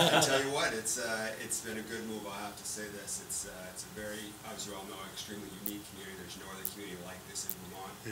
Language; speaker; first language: English; native; English